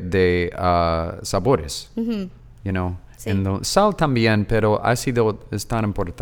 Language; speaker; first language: Spanish; non-native, fluent; English